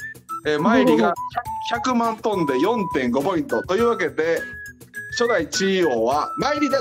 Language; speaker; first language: Japanese; native; Japanese